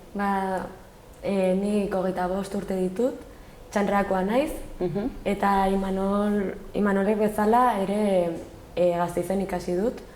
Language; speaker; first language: Basque; non-native, local second language; Spanish